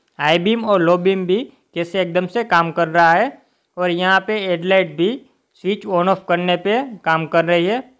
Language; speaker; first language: Hindi; native; Hindi